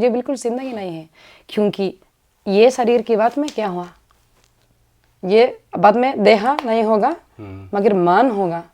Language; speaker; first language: Hindi; non-native, learner; Spanish